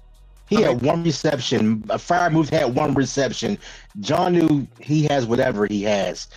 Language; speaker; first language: English; native; English